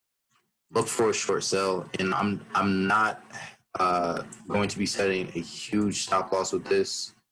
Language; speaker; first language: English; native; English